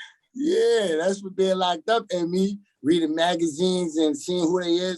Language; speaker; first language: English; native; English